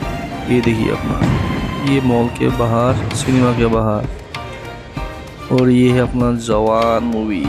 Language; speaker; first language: Hindi; non-native, local second language; Assamese